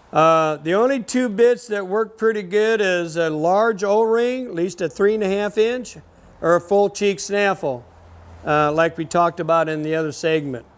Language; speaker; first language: English; native; English